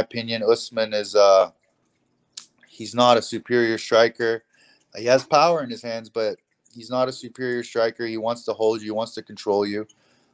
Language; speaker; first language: English; native; English